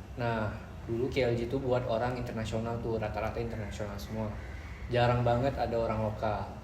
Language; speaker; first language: Indonesian; native; Indonesian